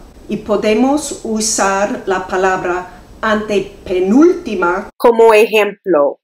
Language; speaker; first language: Spanish; non-native, fluent; English